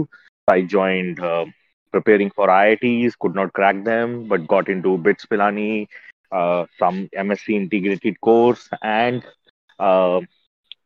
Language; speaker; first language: English; non-native, local second language; Hindi